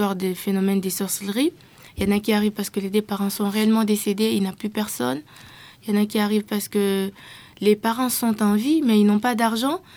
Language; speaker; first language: French; non-native, local second language; Lingala